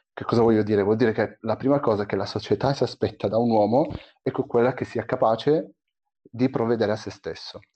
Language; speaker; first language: Italian; early bilingual, other home language; Arabic